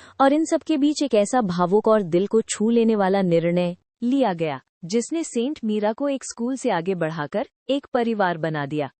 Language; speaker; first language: Hindi; native; Hindi